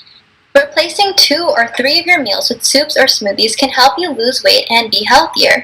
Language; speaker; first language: English; native; English